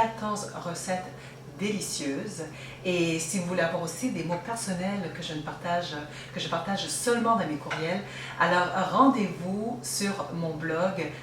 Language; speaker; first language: French; native; French